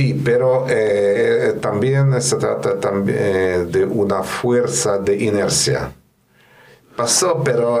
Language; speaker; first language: Spanish; non-native, fluent; Russian